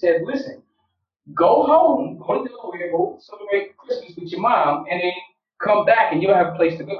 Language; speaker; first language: English; native; English